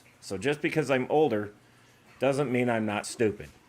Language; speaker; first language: English; native; English